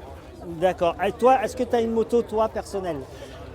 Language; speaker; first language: French; native; French